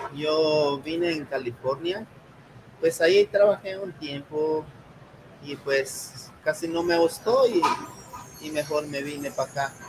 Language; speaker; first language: Spanish; native; Spanish